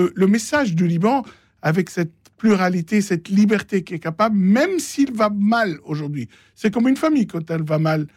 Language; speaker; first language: French; non-native, local second language; Arabic